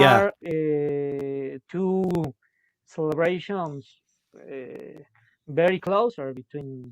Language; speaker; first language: English; non-native, local second language; Spanish